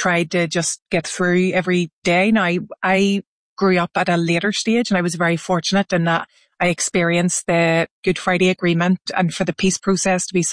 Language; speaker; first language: English; native; English